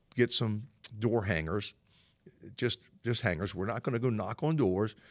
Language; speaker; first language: English; native; English